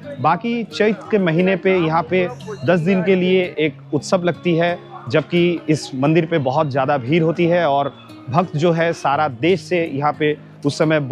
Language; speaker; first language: Hindi; non-native, local second language; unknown